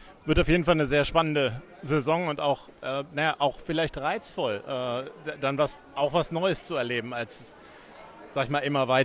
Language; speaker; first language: German; native; German